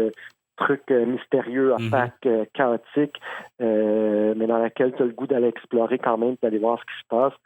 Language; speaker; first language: French; native; French